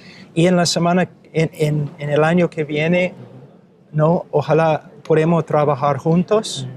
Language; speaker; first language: Spanish; non-native, fluent; English